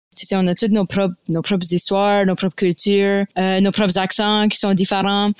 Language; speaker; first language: French; native; French